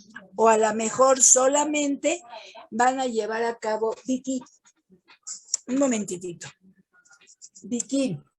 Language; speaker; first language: Spanish; native; Spanish